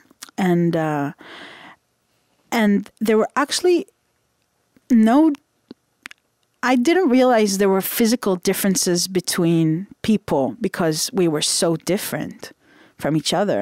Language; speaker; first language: English; non-native, fluent; Hebrew